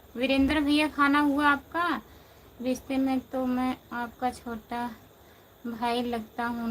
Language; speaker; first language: Hindi; native; Hindi